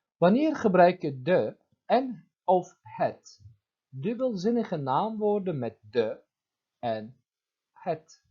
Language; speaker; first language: Dutch; non-native, fluent; Turkish